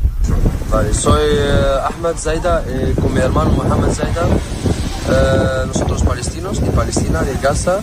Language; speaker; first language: Spanish; non-native, learner; Arabic